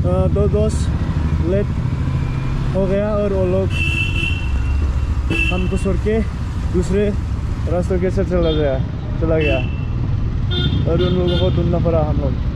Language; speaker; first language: Hindi; non-native, local second language; Bodo